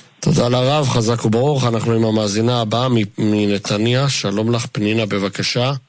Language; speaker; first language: Hebrew; native; Hebrew